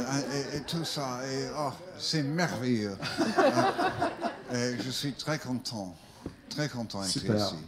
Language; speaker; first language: French; non-native, learner; English